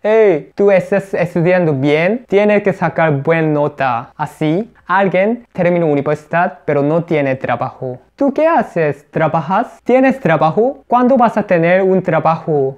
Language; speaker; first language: Spanish; non-native, learner; Korean